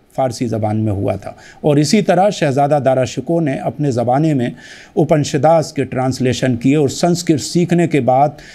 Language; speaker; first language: Hindi; native; Hindi